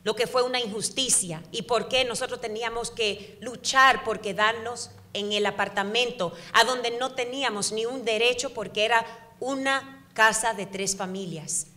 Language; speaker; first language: Spanish; early bilingual, heritage; Spanish